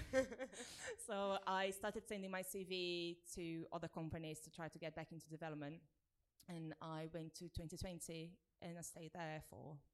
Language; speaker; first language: English; non-native, fluent; Portuguese